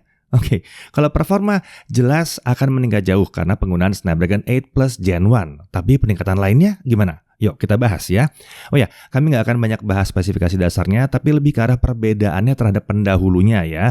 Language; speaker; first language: Indonesian; native; Indonesian